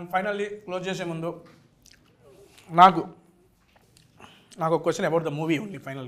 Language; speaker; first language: Telugu; native; Telugu